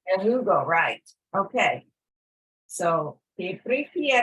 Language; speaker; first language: Spanish; non-native, fluent; English